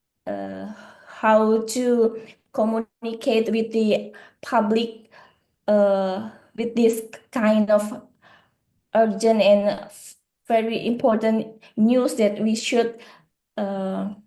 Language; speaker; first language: English; non-native, learner; Indonesian